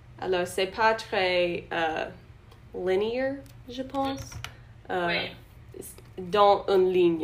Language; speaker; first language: French; non-native, learner; English